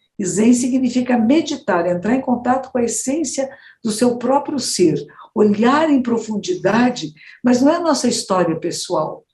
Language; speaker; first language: Portuguese; native; Portuguese